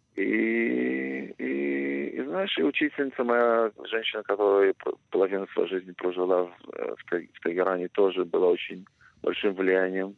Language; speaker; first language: Russian; non-native, fluent; Hebrew